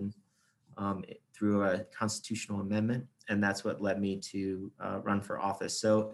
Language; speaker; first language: English; native; English